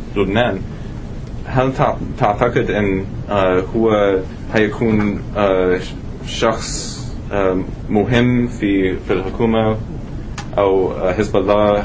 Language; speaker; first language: Arabic; non-native, learner; English